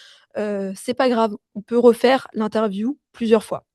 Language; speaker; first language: French; native; French